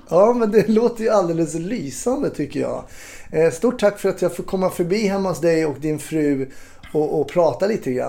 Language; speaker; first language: Swedish; native; Swedish